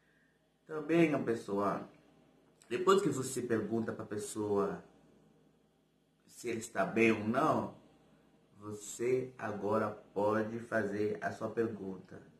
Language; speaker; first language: Portuguese; non-native, fluent; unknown